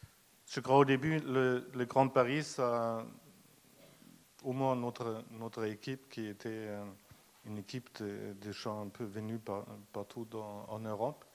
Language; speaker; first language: French; non-native, fluent; German